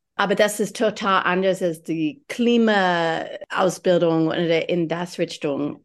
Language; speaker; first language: German; non-native, learner; English